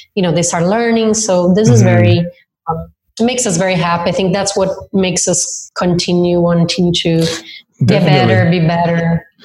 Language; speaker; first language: English; non-native, fluent; Portuguese